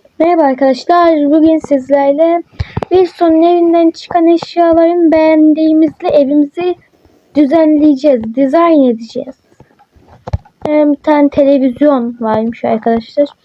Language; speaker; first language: Turkish; native; Turkish